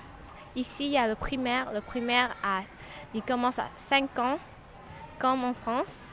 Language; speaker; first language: French; non-native, learner; Lao